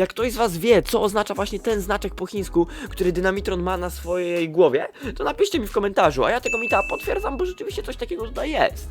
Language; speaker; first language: Polish; native; Polish